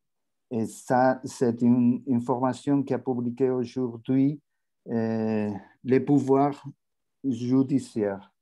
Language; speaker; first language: French; non-native, learner; Spanish